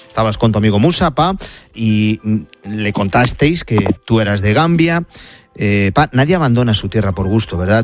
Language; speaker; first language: Spanish; native; Spanish